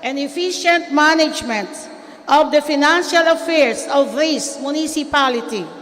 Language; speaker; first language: English; non-native, local second language; Filipino